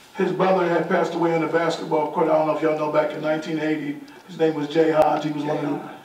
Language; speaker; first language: English; native; English